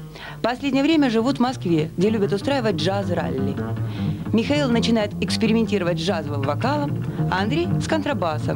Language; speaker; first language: Russian; native; Russian